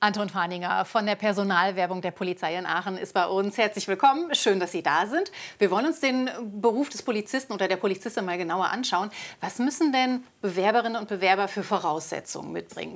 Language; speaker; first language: German; native; German